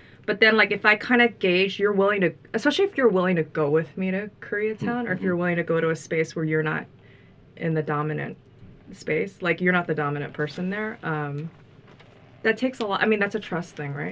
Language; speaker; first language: English; native; English